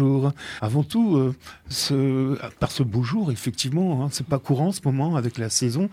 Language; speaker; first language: French; native; French